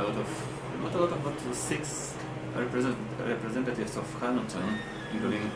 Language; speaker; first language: English; non-native, learner; Russian